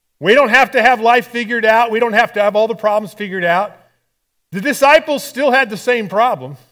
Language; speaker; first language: English; native; English